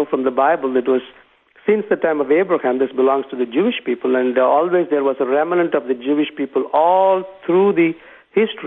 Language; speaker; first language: English; non-native, local second language; Tamil